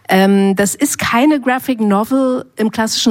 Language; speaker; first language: German; native; German